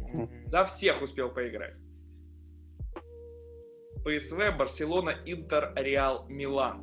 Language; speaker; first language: Russian; native; Russian